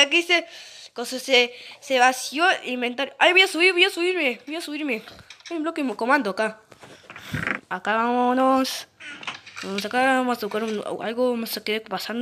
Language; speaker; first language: Spanish; native; Spanish